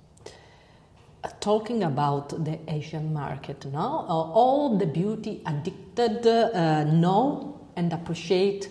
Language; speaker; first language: English; non-native, learner; Italian